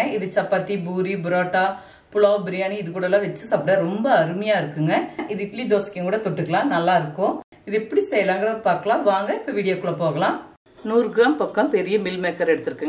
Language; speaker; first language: Tamil; native; Tamil